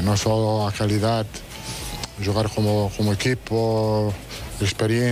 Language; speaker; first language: Portuguese; non-native, fluent; Italian